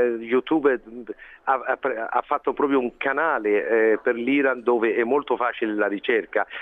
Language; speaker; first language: Italian; early bilingual, heritage; Persian